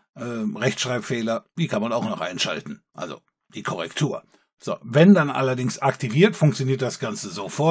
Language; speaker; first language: German; native; German